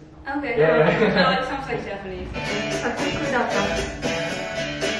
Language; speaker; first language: English; non-native, fluent; Japanese